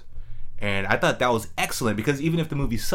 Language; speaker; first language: English; native; English